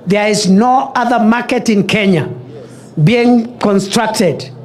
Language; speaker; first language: English; non-native, local second language; Swahili